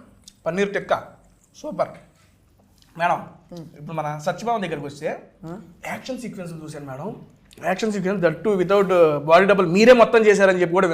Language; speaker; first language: Telugu; native; Telugu